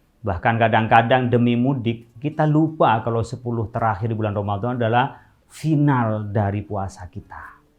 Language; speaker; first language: Indonesian; non-native, local second language; Madurese